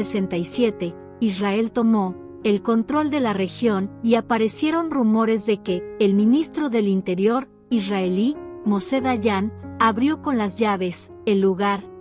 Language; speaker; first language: Spanish; native; Spanish